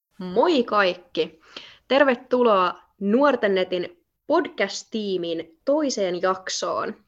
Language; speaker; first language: Finnish; native; Finnish